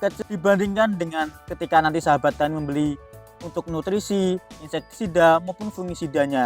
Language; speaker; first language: Indonesian; native; Indonesian